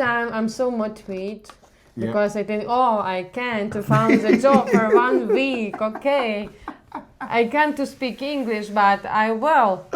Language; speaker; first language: English; non-native, learner; Ukrainian